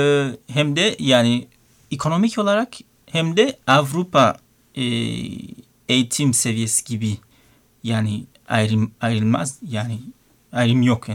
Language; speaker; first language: Turkish; non-native, learner; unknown